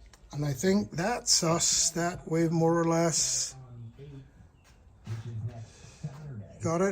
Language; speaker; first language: English; native; English